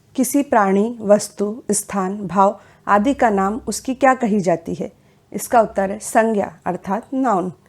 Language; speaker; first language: Hindi; native; Hindi